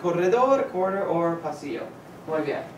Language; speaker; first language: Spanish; non-native, fluent; English